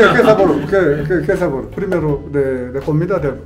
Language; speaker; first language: Spanish; non-native, learner; Korean